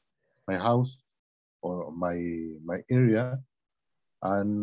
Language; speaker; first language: English; non-native, learner; Spanish